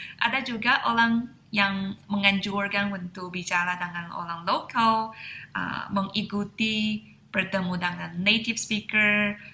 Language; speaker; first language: Indonesian; non-native, fluent; Chinese